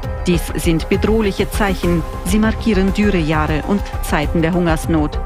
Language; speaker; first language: German; native; German